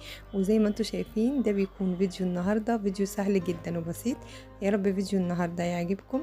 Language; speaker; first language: Arabic; native; Arabic